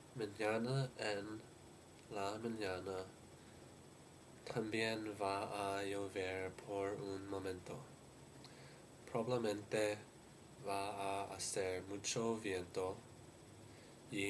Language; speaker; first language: Spanish; non-native, learner; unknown